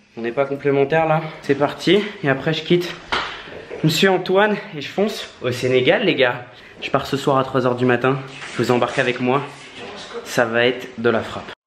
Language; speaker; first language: French; native; French